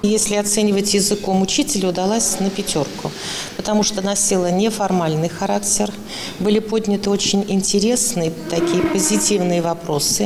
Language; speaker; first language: Russian; native; Russian